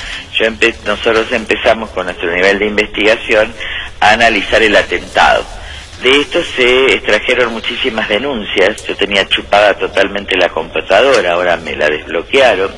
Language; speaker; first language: Spanish; native; Spanish